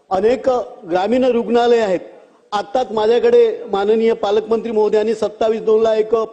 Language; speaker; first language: Marathi; native; Marathi